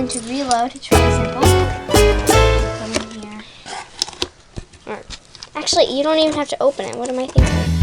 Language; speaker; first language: English; native; English